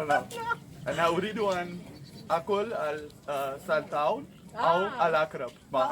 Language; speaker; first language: Arabic; non-native, learner; Dutch